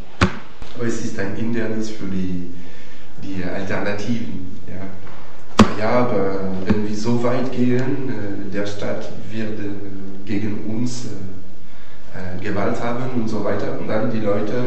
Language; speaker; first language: German; non-native, fluent; French